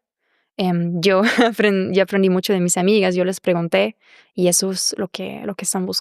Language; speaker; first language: Spanish; non-native, fluent; German